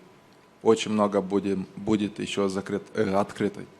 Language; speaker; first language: Russian; non-native, local second language; Romanian